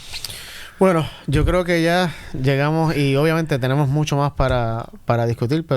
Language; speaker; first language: Spanish; native; Spanish